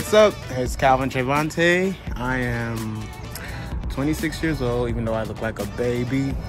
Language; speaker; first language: English; native; English